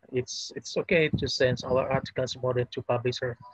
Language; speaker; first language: English; non-native, fluent; Indonesian